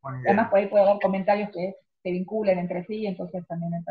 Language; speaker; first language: Spanish; native; Spanish